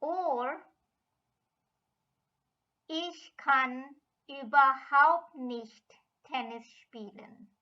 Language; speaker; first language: German; non-native, fluent; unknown